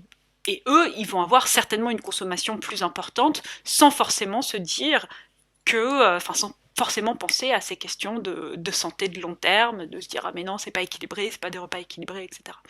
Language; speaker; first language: French; native; French